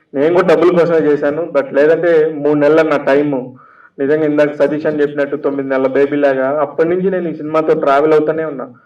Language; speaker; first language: Telugu; native; Telugu